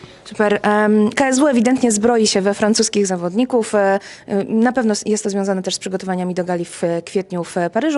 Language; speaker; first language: Polish; native; Polish